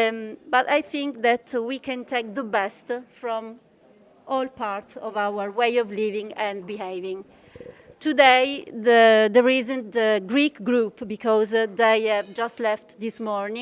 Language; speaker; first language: English; non-native, fluent; Italian